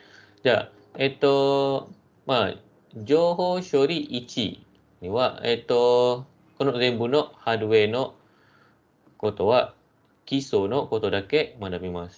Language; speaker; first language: Japanese; non-native, fluent; Malay